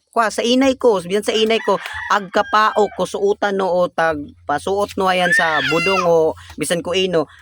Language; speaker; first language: Cebuano; non-native, local second language; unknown